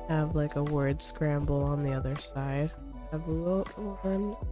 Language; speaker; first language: English; native; English